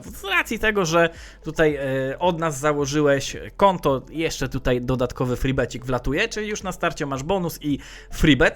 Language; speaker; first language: Polish; native; Polish